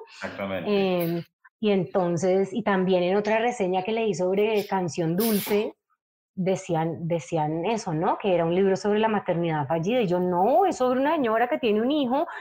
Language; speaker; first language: Spanish; native; Spanish